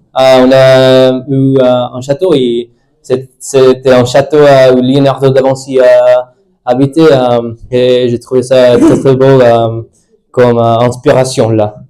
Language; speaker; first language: French; non-native, fluent; English